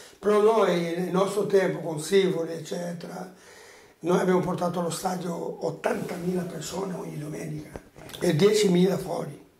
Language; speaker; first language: Italian; non-native, fluent; Portuguese